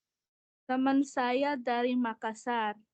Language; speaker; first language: Indonesian; non-native, learner; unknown